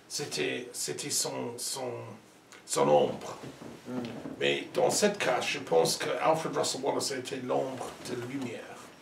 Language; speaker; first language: French; non-native, learner; English